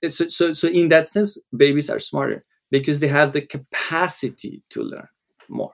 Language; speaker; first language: English; non-native, fluent; Spanish